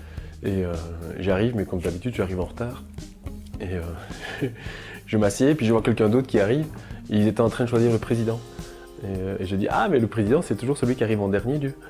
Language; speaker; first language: French; native; French